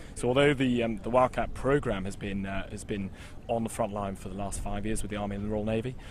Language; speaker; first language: English; native; English